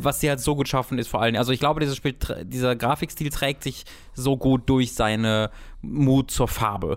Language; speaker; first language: German; native; German